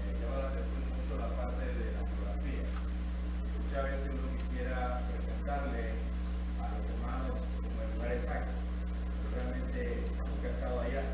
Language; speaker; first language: Spanish; native; Spanish